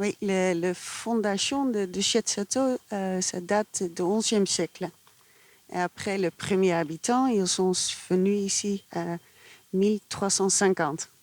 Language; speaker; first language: French; non-native, fluent; Dutch